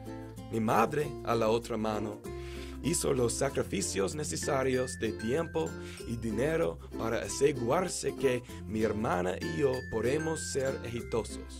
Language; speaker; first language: Spanish; non-native, learner; English